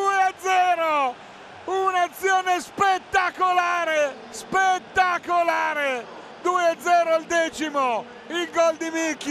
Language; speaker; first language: Italian; native; Italian